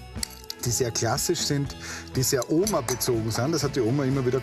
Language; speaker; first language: German; native; German